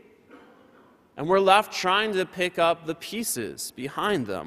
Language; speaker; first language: English; native; English